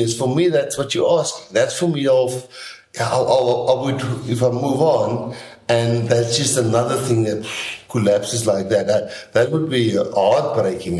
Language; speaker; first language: English; non-native, local second language; Afrikaans